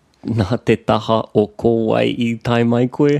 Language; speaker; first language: Māori; non-native, learner; English